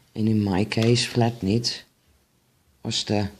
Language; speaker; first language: English; non-native, fluent; Dutch